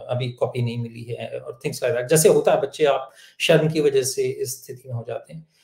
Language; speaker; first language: Hindi; native; Hindi